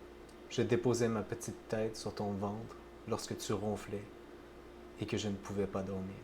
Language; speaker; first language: French; native; French